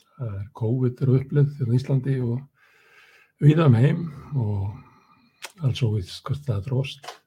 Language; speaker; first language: Icelandic; native; Icelandic